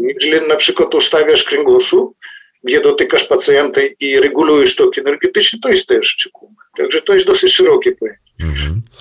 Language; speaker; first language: Polish; non-native, fluent; Ukrainian